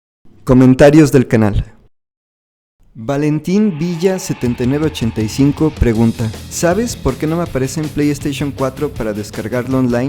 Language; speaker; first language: Spanish; native; Spanish